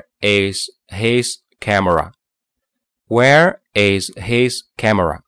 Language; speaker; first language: English; non-native, fluent; Chinese